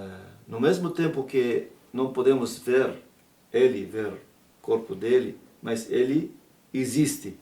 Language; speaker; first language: Portuguese; non-native, learner; Arabic